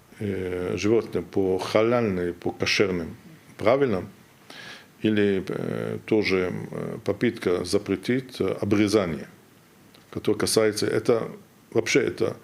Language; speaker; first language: Russian; non-native, fluent; German